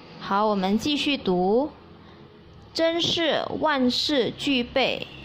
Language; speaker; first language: Chinese; early bilingual, heritage; Chinese